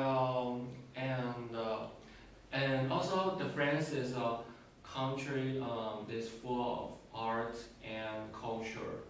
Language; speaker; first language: English; non-native, learner; Chinese